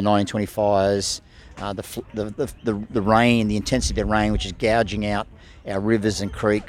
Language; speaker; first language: English; native; English